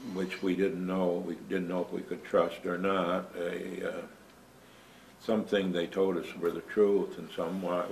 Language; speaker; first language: English; native; English